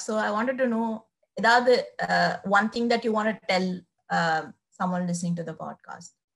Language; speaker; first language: English; non-native, local second language; Tamil